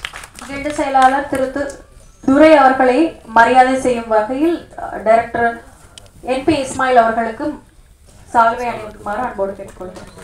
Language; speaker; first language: Tamil; native; Tamil